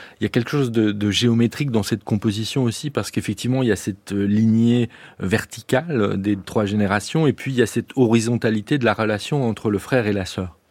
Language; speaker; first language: French; native; French